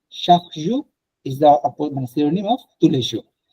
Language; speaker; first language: French; non-native, fluent; Bangla